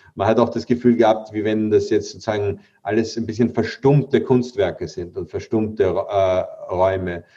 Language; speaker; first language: German; native; German